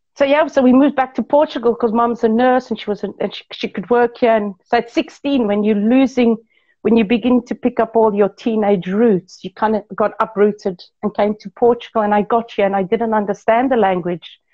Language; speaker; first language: English; non-native, local second language; Portuguese